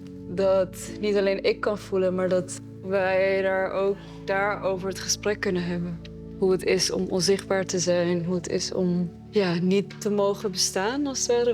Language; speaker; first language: Dutch; early bilingual, other home language; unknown